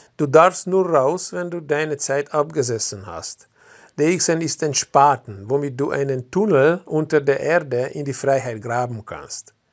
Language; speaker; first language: German; non-native, fluent; Hungarian